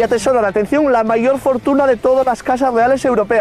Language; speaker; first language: Spanish; native; Spanish